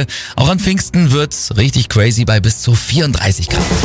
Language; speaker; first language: German; native; German